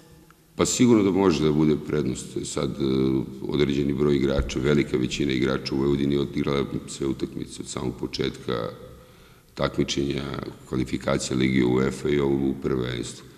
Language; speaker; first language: Bosnian; native; Bosnian